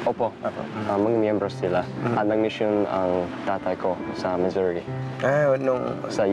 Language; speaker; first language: Filipino; non-native, learner; English